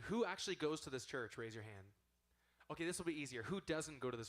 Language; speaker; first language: English; native; English